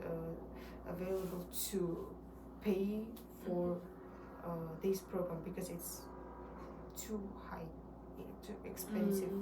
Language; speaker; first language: English; non-native, learner; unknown